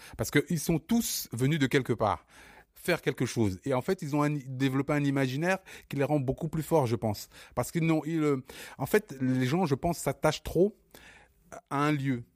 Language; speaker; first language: French; early bilingual, other home language; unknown